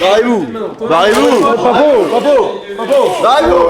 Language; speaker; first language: French; native; French